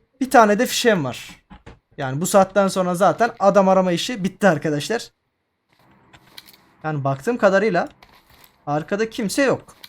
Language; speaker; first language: Turkish; native; Turkish